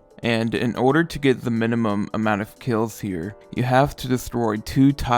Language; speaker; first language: English; native; English